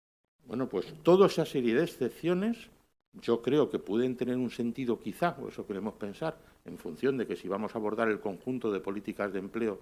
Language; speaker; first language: Spanish; native; Spanish